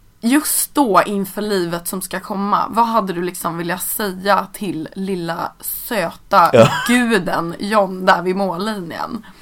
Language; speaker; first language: Swedish; native; Swedish